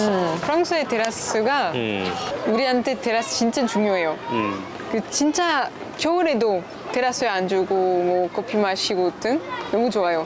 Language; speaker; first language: Korean; non-native, learner; French